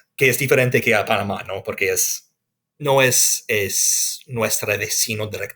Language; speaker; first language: Spanish; non-native, fluent; English